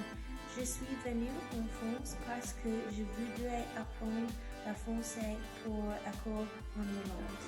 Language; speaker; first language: French; non-native, learner; English